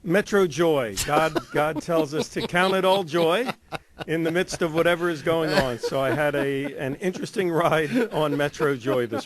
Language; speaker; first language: English; native; English